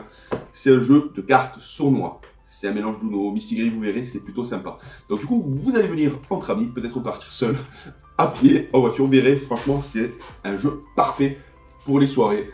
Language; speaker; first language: French; native; French